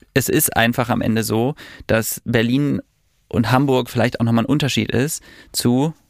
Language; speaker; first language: German; native; German